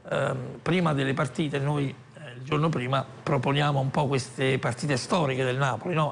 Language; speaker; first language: Italian; native; Italian